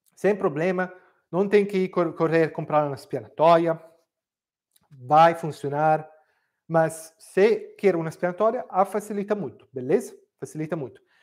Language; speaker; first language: Portuguese; non-native, fluent; Italian